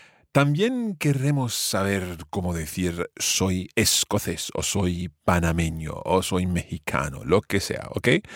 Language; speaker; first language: Spanish; non-native, fluent; English